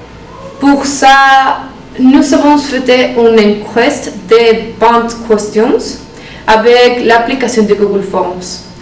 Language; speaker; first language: French; non-native, learner; Spanish